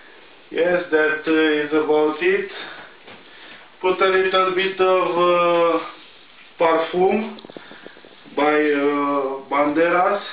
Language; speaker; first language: English; non-native, learner; Romanian